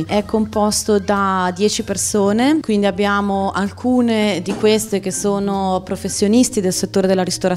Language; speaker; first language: Italian; native; Italian